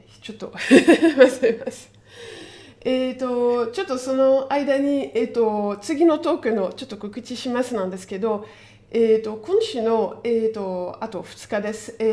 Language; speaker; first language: Japanese; non-native, fluent; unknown